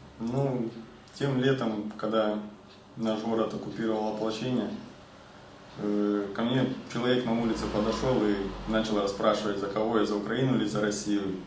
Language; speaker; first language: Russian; non-native, local second language; Ukrainian